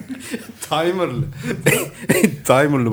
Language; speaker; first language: Turkish; native; Turkish